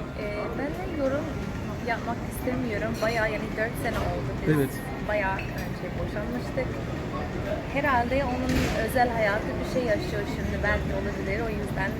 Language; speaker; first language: Turkish; non-native, fluent; English